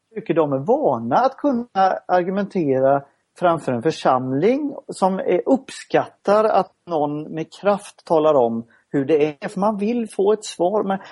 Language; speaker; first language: Swedish; native; Swedish